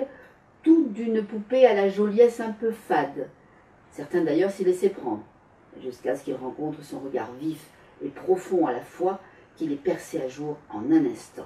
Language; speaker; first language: French; native; French